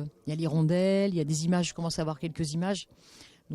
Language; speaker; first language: French; native; French